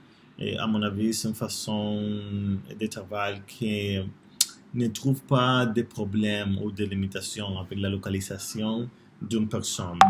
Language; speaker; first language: French; non-native, learner; Spanish